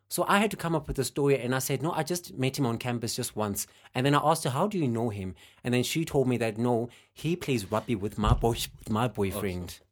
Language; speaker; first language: English; non-native, local second language; Xhosa